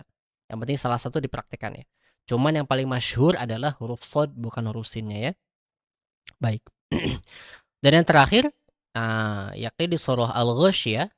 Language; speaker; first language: Indonesian; native; Indonesian